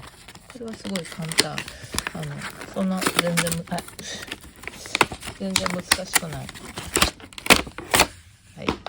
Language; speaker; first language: Japanese; native; Japanese